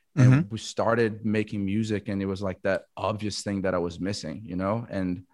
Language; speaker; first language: English; non-native, fluent; Portuguese